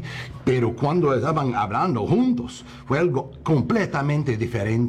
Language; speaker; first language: Spanish; non-native, fluent; English